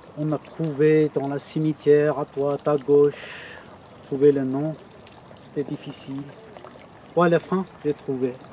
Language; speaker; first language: French; non-native, fluent; Armenian